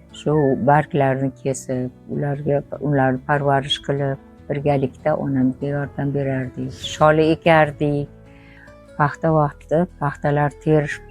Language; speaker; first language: Uzbek; native; Uzbek